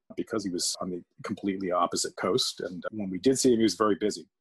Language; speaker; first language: English; native; English